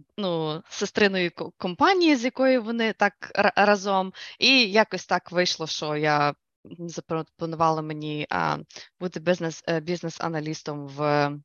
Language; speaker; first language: Ukrainian; native; Ukrainian